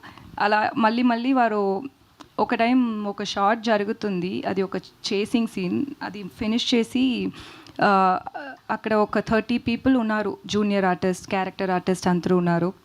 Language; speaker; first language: Telugu; non-native, learner; Tamil